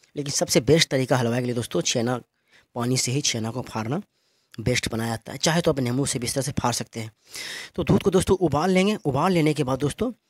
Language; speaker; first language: Hindi; native; Hindi